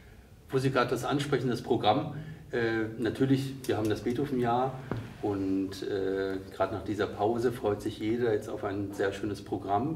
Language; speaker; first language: German; native; German